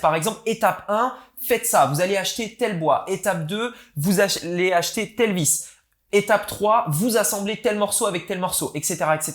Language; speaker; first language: French; native; French